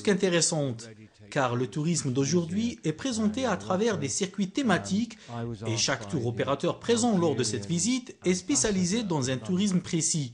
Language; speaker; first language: French; native; French